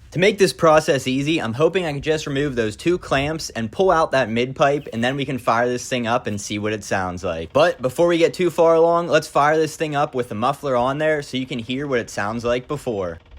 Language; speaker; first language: English; native; English